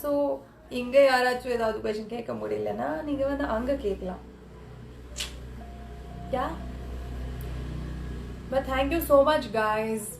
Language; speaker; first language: Tamil; non-native, local second language; Kannada